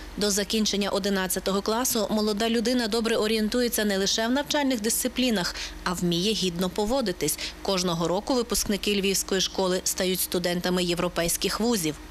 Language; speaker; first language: Ukrainian; native; Ukrainian